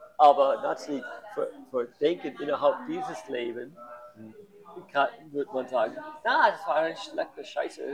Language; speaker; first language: German; non-native, learner; English